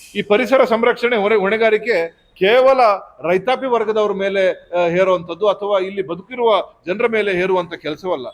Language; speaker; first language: Kannada; native; Kannada